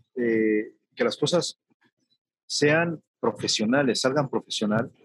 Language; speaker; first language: Spanish; native; Spanish